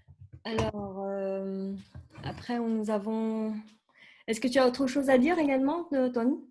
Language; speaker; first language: French; non-native, fluent; Vietnamese